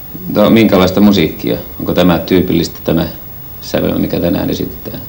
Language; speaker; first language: Finnish; native; Finnish